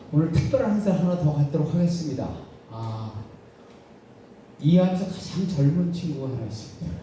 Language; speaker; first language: Korean; native; Korean